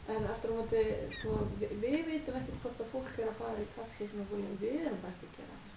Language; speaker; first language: Icelandic; native; Icelandic